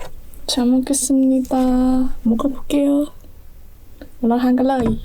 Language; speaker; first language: Korean; non-native, learner; Thai